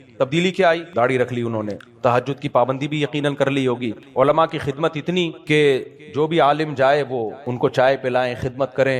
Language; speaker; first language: Urdu; native; Urdu